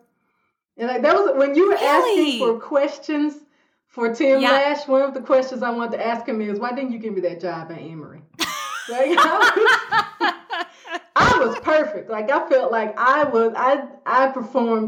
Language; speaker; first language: English; native; English